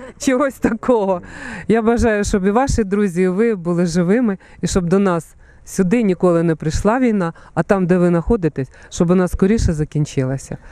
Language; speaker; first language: Ukrainian; native; Ukrainian